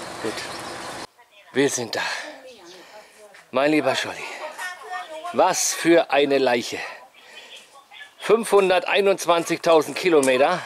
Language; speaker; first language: German; native; German